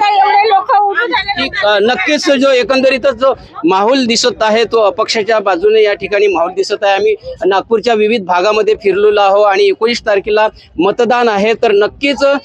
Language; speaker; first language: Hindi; non-native, local second language; Marathi